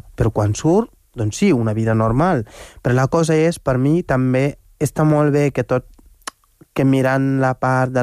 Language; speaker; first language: Catalan; non-native, fluent; Wolof